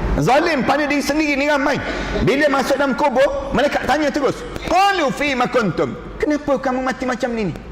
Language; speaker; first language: Malay; native; Malay